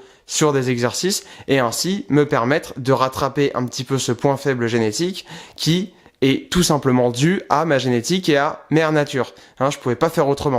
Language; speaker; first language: French; native; French